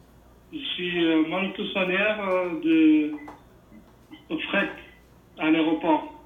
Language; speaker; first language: French; non-native, fluent; Portuguese